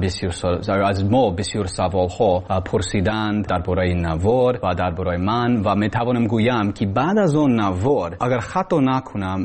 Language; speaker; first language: Persian; non-native, learner; English